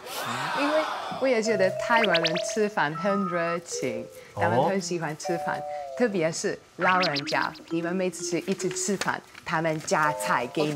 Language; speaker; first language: Chinese; non-native, learner; Hungarian